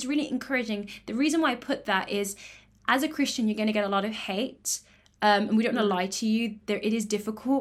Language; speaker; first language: English; native; English